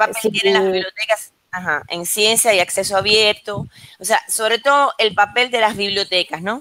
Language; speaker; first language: Spanish; native; Spanish